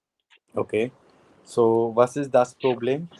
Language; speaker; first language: German; non-native, fluent; Hindi